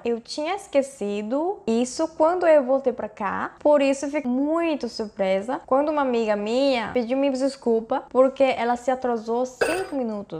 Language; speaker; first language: Portuguese; non-native, fluent; Korean